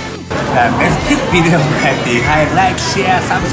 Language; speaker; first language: Vietnamese; non-native, learner; Japanese